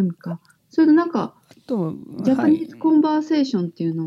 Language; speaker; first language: Japanese; native; Japanese